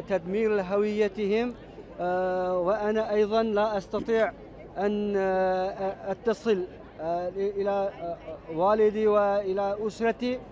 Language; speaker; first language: Arabic; non-native, learner; Uyghur